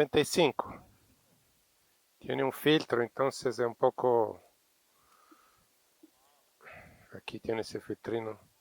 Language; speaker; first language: Spanish; non-native, learner; Italian